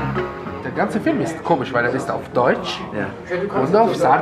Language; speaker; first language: German; non-native, fluent; Italian